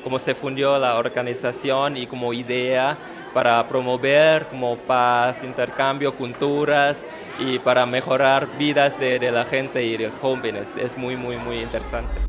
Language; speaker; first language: Spanish; non-native, fluent; Thai